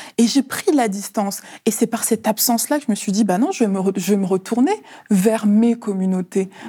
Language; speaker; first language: French; early bilingual, other home language; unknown